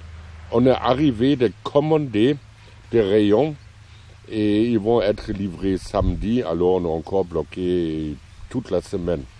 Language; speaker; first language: French; non-native, fluent; German